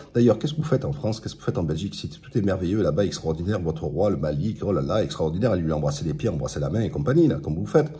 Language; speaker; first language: French; early bilingual, other home language; Arabic